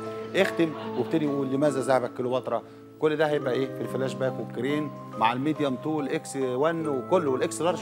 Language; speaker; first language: Arabic; native; Arabic